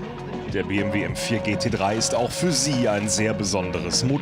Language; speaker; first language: German; native; German